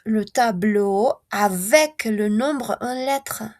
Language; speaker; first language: French; non-native, fluent; Spanish